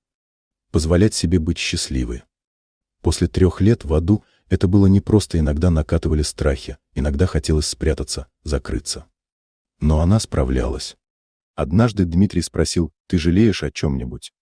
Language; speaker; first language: Russian; native; Russian